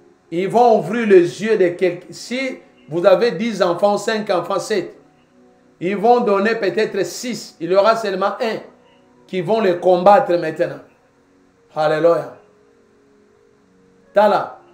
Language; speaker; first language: French; non-native, local second language; Lingala